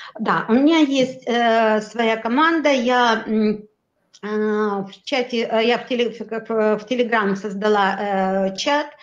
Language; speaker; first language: Russian; native; Russian